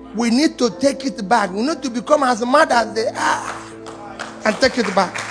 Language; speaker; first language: English; non-native, local second language; Igbo